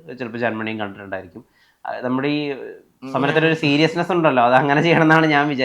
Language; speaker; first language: Malayalam; native; Malayalam